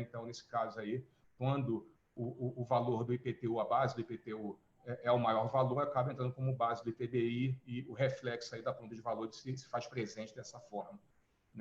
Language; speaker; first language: Portuguese; native; Portuguese